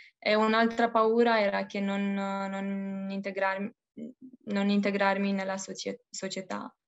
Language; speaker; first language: Italian; non-native, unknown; Romanian